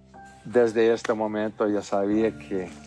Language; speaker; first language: Spanish; non-native, fluent; English